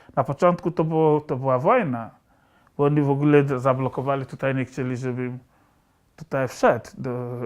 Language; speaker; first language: Polish; non-native, fluent; Igbo